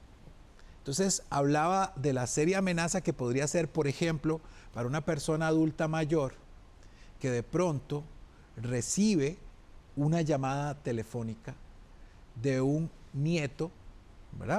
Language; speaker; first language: Spanish; native; Spanish